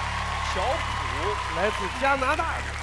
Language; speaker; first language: Chinese; native; Chinese